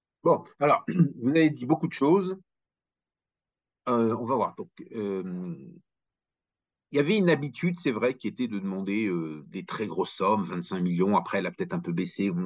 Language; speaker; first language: French; native; French